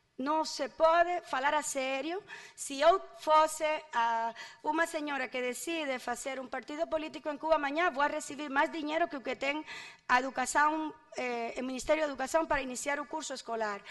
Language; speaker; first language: Portuguese; non-native, fluent; Spanish